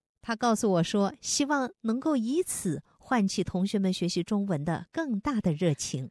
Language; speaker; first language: Chinese; native; Chinese